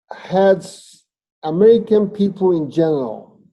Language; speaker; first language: English; non-native, fluent; Japanese